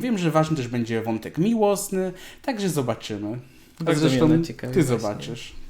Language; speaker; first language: Polish; native; Polish